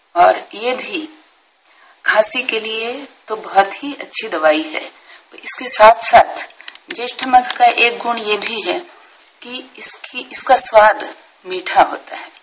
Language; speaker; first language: Hindi; non-native, local second language; Marathi